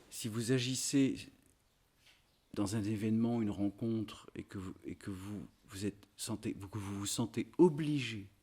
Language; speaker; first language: French; native; French